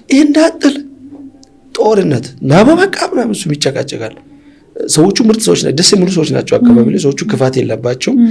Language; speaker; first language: Amharic; non-native, local second language; Hadiyya